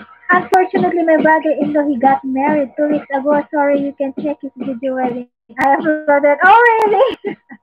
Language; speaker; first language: English; non-native, local second language; Filipino